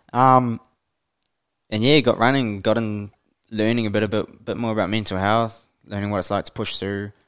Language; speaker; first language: English; native; English